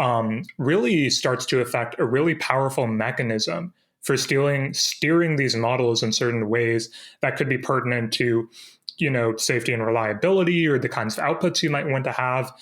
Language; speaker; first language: English; native; English